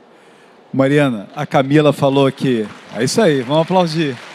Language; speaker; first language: Portuguese; native; Portuguese